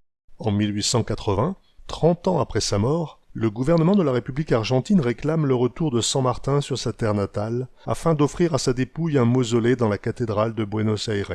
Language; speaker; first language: French; native; French